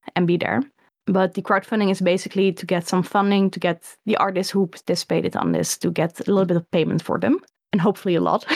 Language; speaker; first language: English; early bilingual, other home language; Dutch